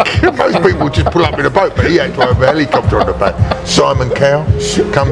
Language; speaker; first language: English; native; English